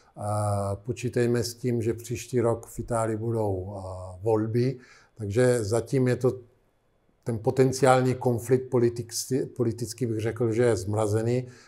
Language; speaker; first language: Czech; non-native, fluent; Italian